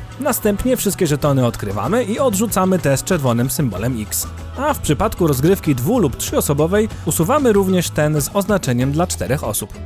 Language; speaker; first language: Polish; native; Polish